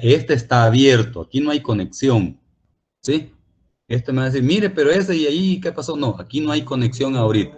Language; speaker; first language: Spanish; native; Spanish